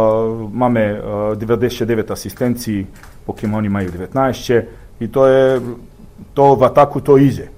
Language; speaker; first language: Polish; non-native, learner; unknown